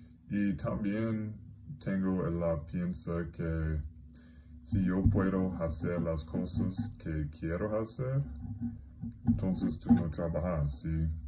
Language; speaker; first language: Spanish; non-native, learner; English